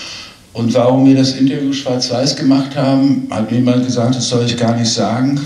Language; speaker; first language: German; native; German